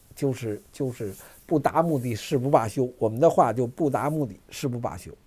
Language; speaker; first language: Chinese; native; Chinese